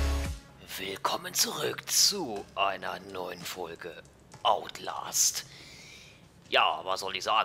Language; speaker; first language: German; native; German